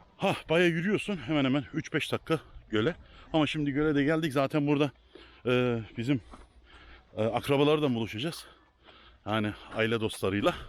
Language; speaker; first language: Turkish; early bilingual, heritage; Turkish